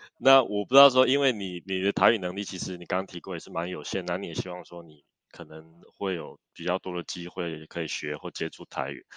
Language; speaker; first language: Chinese; native; Chinese